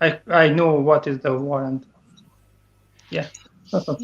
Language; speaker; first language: English; non-native, fluent; Albanian